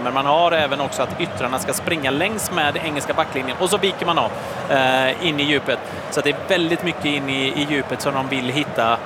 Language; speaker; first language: Swedish; native; Swedish